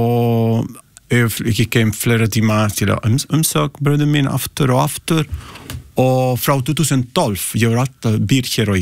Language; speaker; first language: Icelandic; non-native, learner; Italian